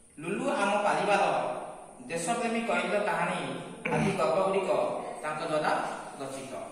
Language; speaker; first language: Odia; native; Odia